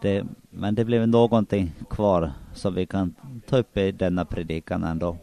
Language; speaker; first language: Swedish; non-native, local second language; Finnish